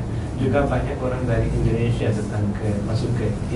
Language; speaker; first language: Indonesian; non-native, learner; Malayalam